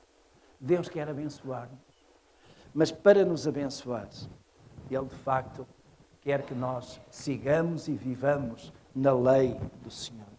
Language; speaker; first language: Portuguese; native; Portuguese